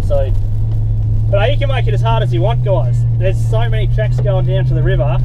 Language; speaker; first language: English; native; English